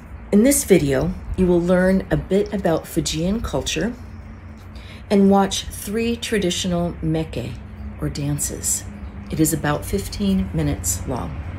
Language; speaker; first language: English; native; English